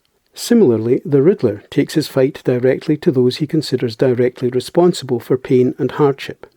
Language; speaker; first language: English; native; English